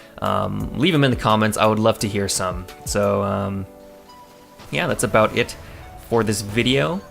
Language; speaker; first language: English; native; English